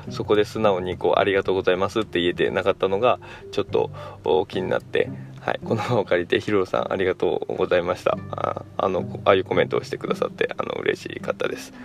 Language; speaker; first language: Japanese; native; Japanese